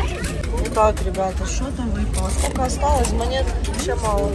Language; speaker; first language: Russian; non-native, local second language; Ukrainian